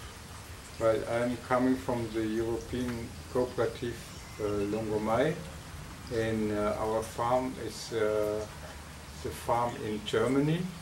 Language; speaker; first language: English; non-native, fluent; German